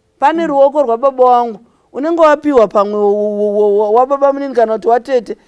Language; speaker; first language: Shona; native; Shona